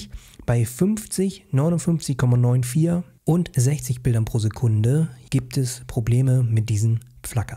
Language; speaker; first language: German; native; German